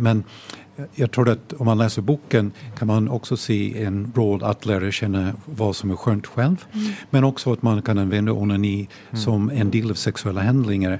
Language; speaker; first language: Swedish; non-native, fluent; English